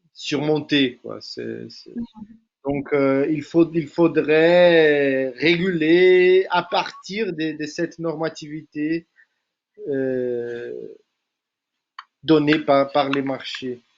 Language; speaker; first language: French; non-native, fluent; Portuguese